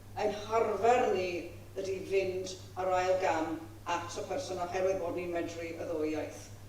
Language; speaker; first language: Welsh; non-native, fluent; English